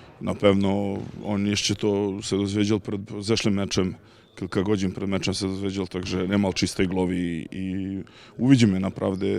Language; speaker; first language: Polish; non-native, learner; Serbian